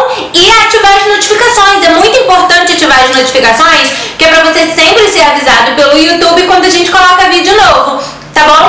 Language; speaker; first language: Portuguese; native; Portuguese